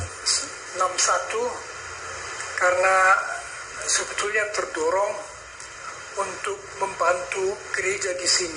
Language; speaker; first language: Indonesian; non-native, fluent; German